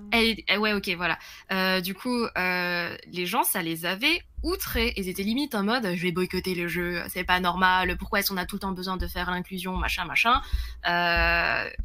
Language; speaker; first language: French; early bilingual, other home language; Vietnamese